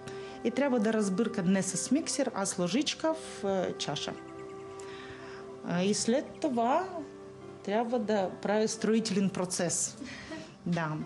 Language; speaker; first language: Bulgarian; non-native, learner; Russian